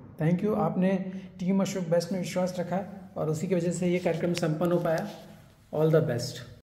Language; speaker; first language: Hindi; native; Hindi